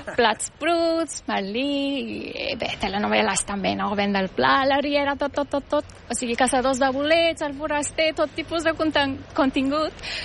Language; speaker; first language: Catalan; non-native, fluent; Turkish